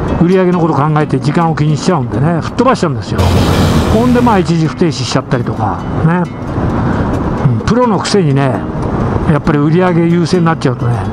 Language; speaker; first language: Japanese; native; Japanese